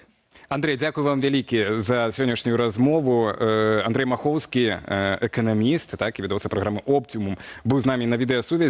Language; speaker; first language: Belarusian; native; Belarusian